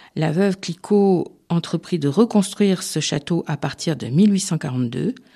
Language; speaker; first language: French; native; French